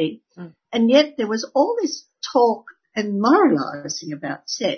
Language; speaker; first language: English; native; English